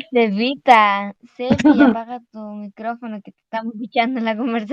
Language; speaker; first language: Spanish; native; Spanish